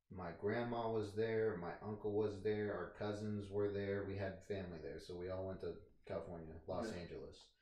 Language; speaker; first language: English; native; English